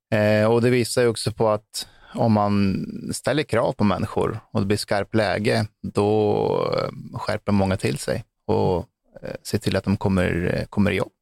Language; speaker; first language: Swedish; early bilingual, other home language; Persian